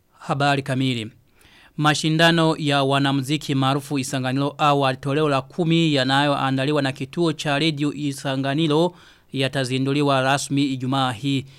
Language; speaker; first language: Swahili; non-native, local second language; Rundi